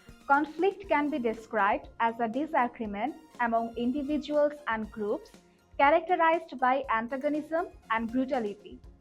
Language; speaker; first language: English; non-native, local second language; Bangla